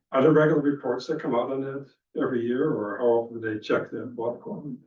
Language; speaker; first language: English; non-native, fluent; Dutch